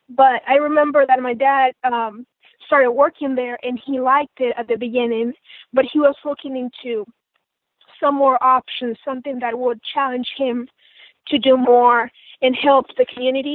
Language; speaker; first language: English; non-native, fluent; Spanish